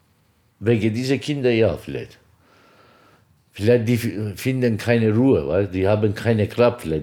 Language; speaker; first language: German; non-native, learner; Turkish